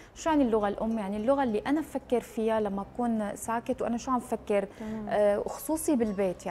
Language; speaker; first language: Arabic; native; Arabic